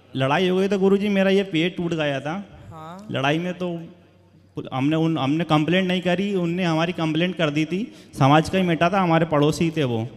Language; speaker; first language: Hindi; native; Hindi